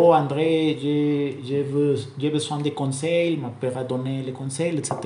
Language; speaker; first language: French; non-native, learner; Spanish